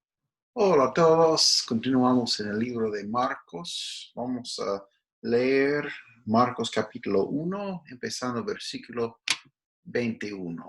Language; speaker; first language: Spanish; non-native, fluent; English